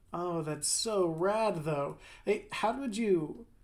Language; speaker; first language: English; native; English